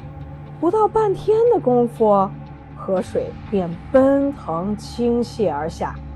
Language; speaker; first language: Chinese; native; Chinese